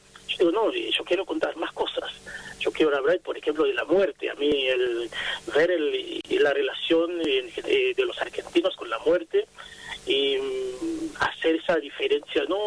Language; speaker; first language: Spanish; non-native, fluent; Haitian Creole